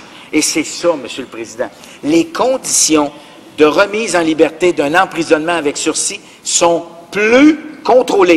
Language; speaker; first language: French; native; French